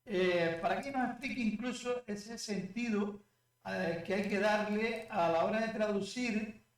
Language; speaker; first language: Spanish; native; Spanish